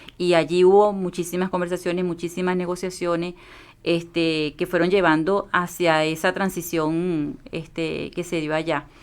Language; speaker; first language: Spanish; native; Spanish